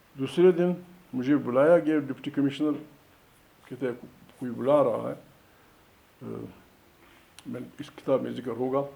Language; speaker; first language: Urdu; non-native, local second language; Pashto